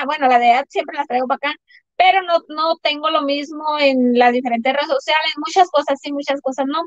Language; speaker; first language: Spanish; native; Spanish